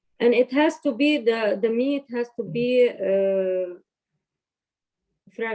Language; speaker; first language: English; non-native, learner; Arabic